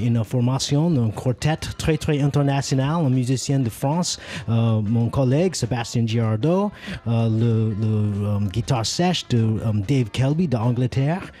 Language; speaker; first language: French; non-native, learner; English